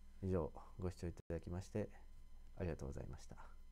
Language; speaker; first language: Japanese; native; Japanese